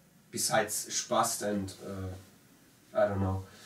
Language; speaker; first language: English; non-native, fluent; German